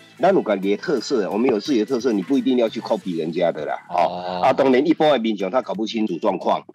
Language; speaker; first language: Chinese; native; Chinese